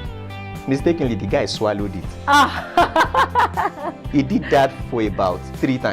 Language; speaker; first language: English; non-native, local second language; Yoruba